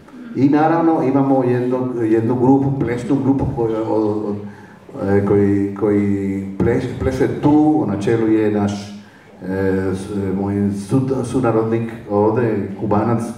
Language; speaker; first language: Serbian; non-native, fluent; Spanish